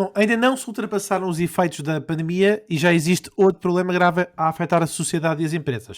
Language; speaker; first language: Portuguese; native; Portuguese